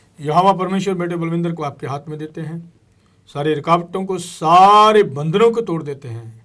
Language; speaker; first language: Hindi; non-native, local second language; Punjabi